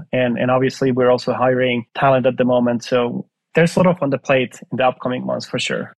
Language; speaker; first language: English; non-native, fluent; Finnish